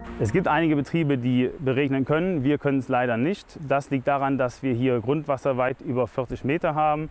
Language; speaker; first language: German; native; German